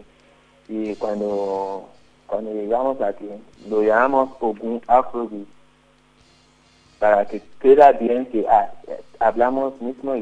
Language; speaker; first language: Spanish; non-native, learner; Yoruba